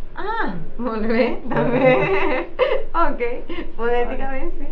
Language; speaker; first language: Catalan; native; Catalan